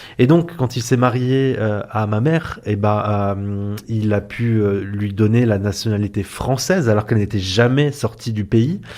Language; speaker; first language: French; early bilingual, other home language; Arabic